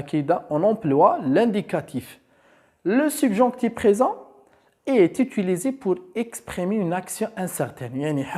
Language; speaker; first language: French; non-native, local second language; Arabic